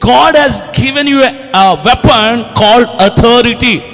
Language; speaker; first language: English; non-native, local second language; Telugu